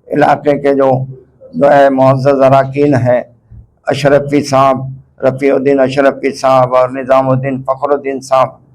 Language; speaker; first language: Urdu; native; Urdu